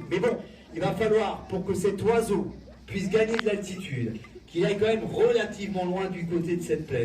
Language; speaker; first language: French; native; French